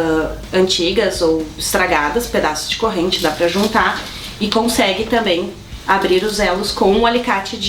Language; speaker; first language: Portuguese; native; Portuguese